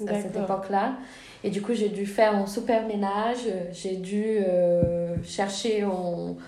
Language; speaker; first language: French; non-native, fluent; Portuguese